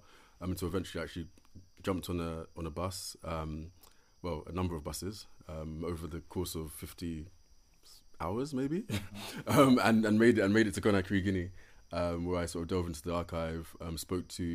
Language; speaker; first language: English; native; English